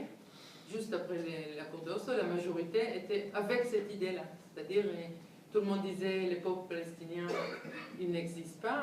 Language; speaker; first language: French; non-native, fluent; Hebrew